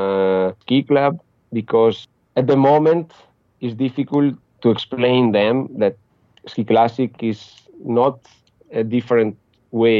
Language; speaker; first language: English; non-native, fluent; Italian